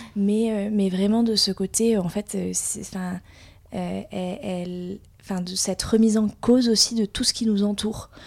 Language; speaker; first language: French; native; French